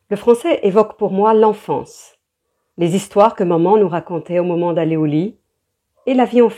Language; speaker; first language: French; early bilingual, heritage; French